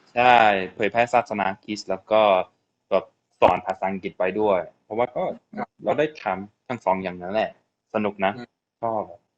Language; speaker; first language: Thai; non-native, fluent; English